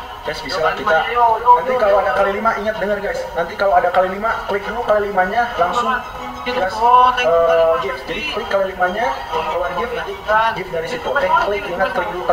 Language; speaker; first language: Indonesian; native; Indonesian